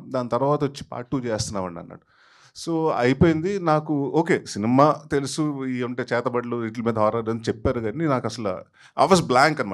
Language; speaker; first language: Telugu; native; Telugu